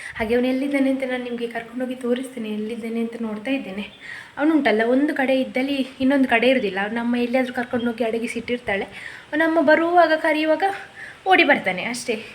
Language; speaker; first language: Kannada; non-native, local second language; Konkani